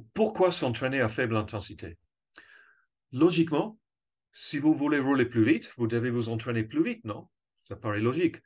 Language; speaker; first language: French; non-native, fluent; English